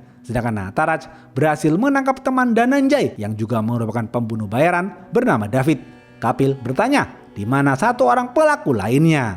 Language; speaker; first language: Indonesian; native; Indonesian